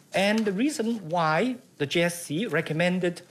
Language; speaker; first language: English; non-native, local second language; Chinese